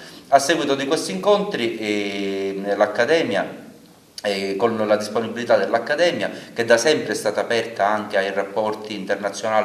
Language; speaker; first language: Italian; native; Italian